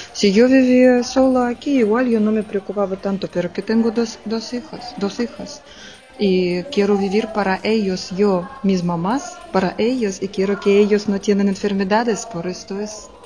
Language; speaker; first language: Spanish; non-native, learner; Russian